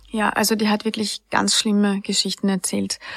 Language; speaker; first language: German; native; German